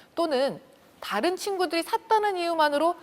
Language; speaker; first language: Korean; native; Korean